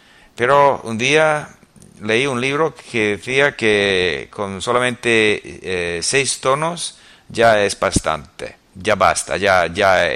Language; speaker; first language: Spanish; non-native, fluent; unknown